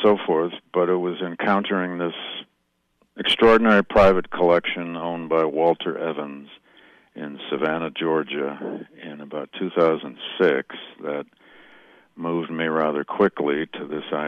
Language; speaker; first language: English; native; English